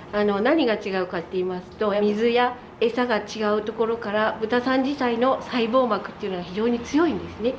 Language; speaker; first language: Japanese; native; Japanese